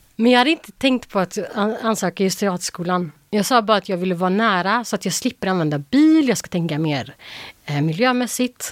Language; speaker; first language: Swedish; early bilingual, other home language; Albanian